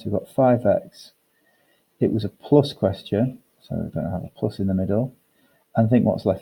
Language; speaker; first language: English; native; English